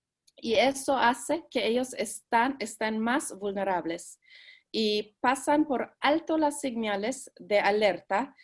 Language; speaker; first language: Spanish; early bilingual, heritage; Spanish